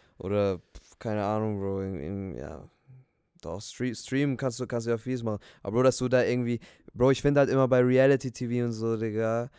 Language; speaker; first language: German; early bilingual, other home language; Spanish